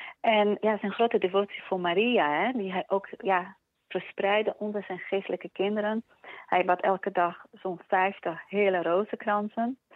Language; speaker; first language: Dutch; early bilingual, other home language; Polish